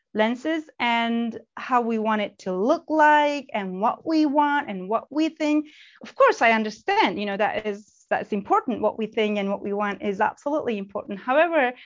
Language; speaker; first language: English; non-native, fluent; Turkish